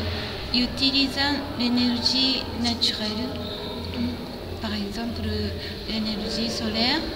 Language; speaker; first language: French; non-native, fluent; Japanese